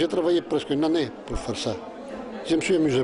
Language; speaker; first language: French; non-native, fluent; Italian